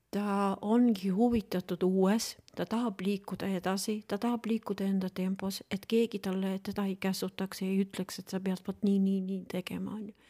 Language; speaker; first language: Estonian; non-native, local second language; Russian